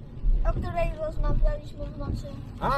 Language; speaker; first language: Polish; early bilingual, heritage; Polish